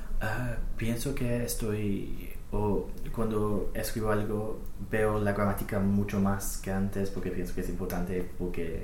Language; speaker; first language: Spanish; non-native, fluent; English